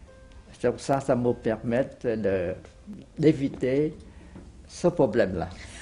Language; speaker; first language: French; non-native, fluent; Vietnamese